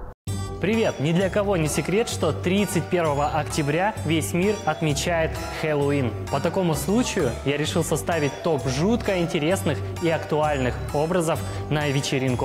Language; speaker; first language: Russian; native; Russian